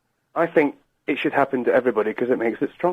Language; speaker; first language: English; native; English